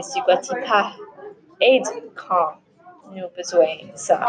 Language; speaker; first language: French; non-native, learner; English